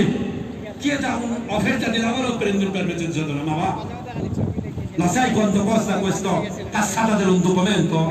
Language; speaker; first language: Italian; non-native, fluent; Bangla